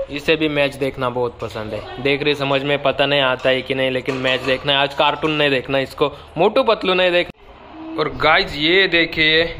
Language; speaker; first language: Hindi; non-native, local second language; Marathi